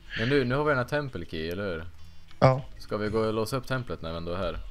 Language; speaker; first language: Swedish; native; Swedish